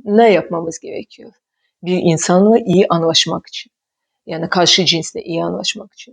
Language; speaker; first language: Turkish; non-native, fluent; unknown